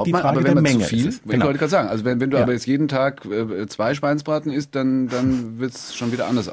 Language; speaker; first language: German; native; German